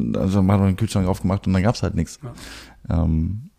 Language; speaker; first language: German; early bilingual, heritage; German